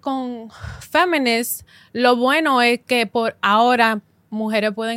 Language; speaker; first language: Spanish; early bilingual, heritage; Spanish